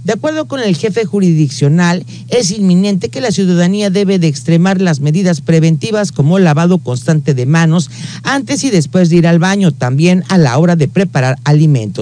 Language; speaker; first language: Spanish; native; Spanish